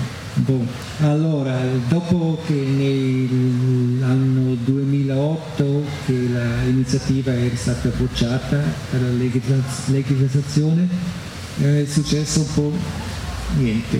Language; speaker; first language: Italian; non-native, fluent; German